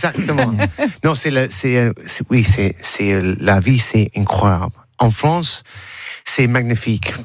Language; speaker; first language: French; non-native, learner; English